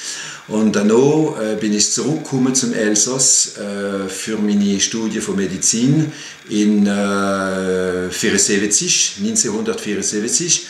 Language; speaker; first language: German; non-native, fluent; French